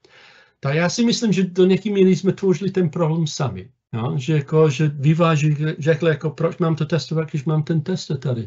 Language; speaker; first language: Czech; non-native, fluent; English